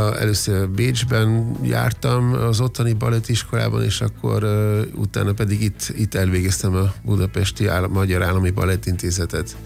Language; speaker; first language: Hungarian; non-native, fluent; German